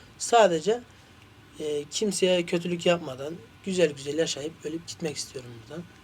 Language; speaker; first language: Turkish; native; Turkish